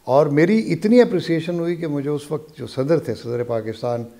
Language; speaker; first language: Urdu; non-native, local second language; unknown